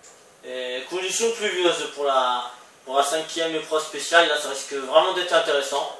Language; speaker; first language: French; native; French